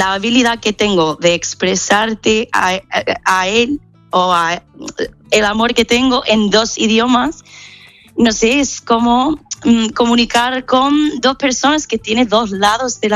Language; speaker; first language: Spanish; non-native, fluent; English